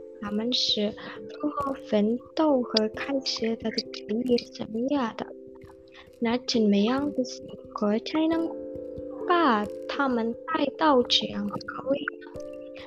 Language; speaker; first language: Chinese; non-native, learner; Indonesian